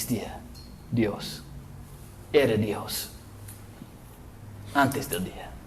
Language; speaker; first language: Spanish; non-native, fluent; English